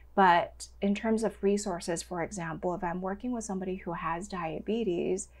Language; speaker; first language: English; non-native, local second language; Cantonese